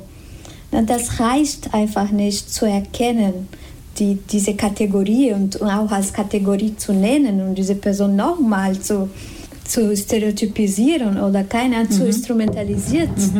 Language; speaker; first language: German; non-native, fluent; Spanish